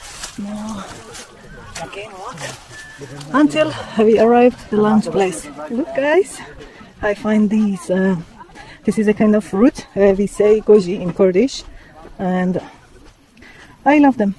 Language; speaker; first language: English; non-native, learner; Kurdish